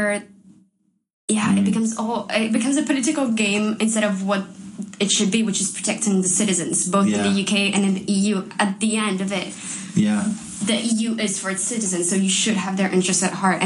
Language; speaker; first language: English; non-native, fluent; French